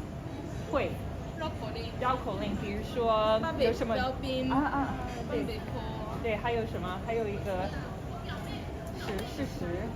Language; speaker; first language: Chinese; non-native, fluent; English